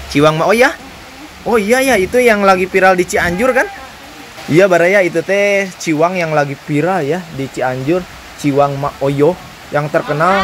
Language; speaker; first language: Indonesian; non-native, local second language; Sundanese